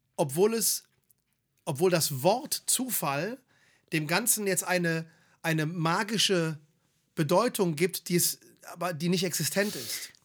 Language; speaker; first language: German; native; German